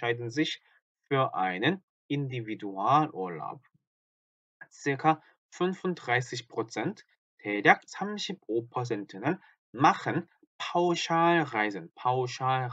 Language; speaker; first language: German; non-native, fluent; Korean